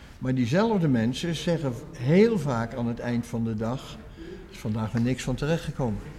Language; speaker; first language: Dutch; native; Dutch